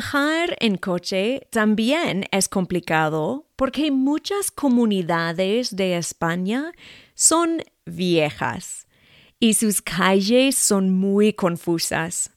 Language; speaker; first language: Spanish; non-native, fluent; English